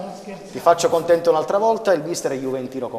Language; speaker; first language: Italian; native; Italian